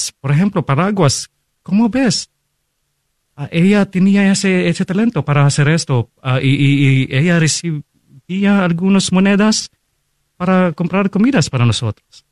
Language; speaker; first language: Spanish; non-native, fluent; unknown